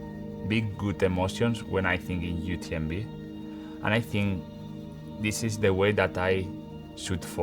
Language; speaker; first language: English; non-native, fluent; Spanish